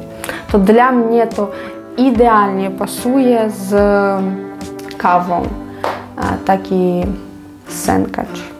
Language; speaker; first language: Polish; non-native, fluent; Ukrainian